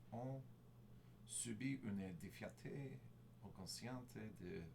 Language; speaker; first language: French; non-native, learner; English